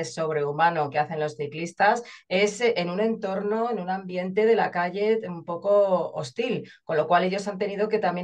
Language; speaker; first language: Spanish; native; Spanish